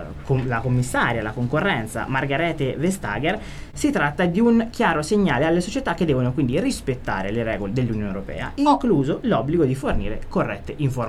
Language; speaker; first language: Italian; native; Italian